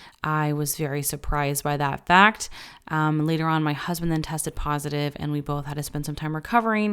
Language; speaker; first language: English; native; English